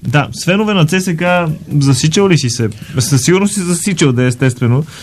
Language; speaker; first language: Bulgarian; native; Bulgarian